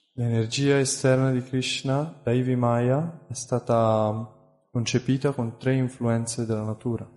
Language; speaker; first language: Italian; native; Italian